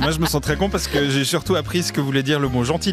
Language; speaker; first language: French; native; French